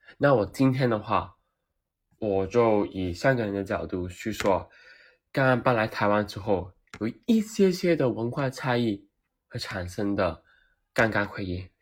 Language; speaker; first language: Chinese; non-native, local second language; Cantonese